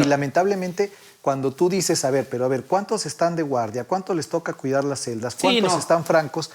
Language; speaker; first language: Spanish; native; Spanish